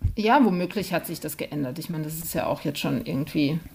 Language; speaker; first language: German; native; German